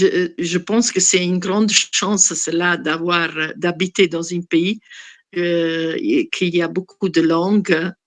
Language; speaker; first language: French; non-native, fluent; Italian